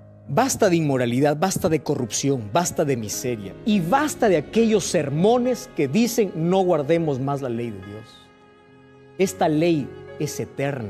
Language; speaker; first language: Spanish; native; Spanish